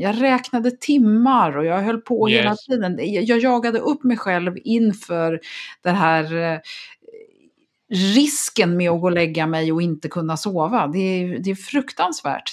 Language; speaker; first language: Swedish; native; Swedish